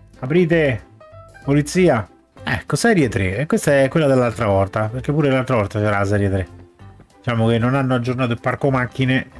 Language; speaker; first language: Italian; native; Italian